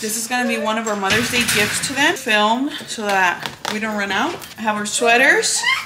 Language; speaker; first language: English; early bilingual, other home language; Spanish